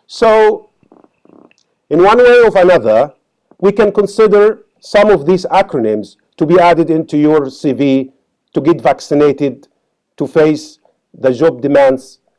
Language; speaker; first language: English; non-native, fluent; Arabic